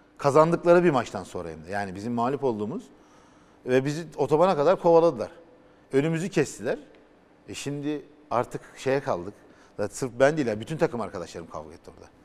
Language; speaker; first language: Turkish; native; Turkish